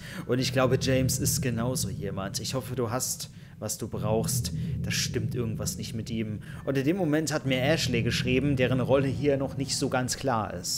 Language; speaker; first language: German; native; German